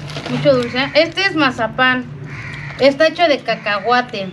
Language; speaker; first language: Spanish; native; Spanish